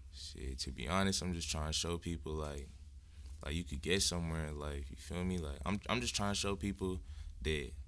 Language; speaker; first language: English; native; English